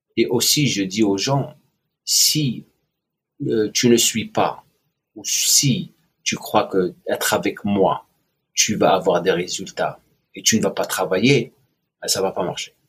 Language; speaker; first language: French; non-native, local second language; Arabic